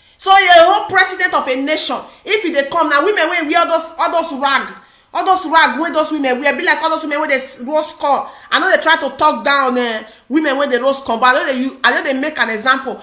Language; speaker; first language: Nigerian Pidgin; non-native, local second language; Igbo